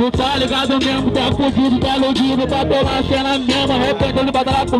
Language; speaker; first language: Portuguese; native; Portuguese